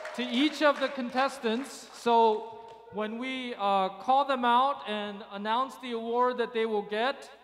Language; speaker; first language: English; early bilingual, other home language; Korean